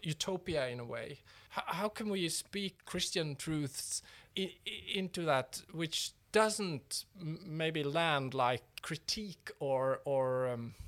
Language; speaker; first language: English; non-native, fluent; Norwegian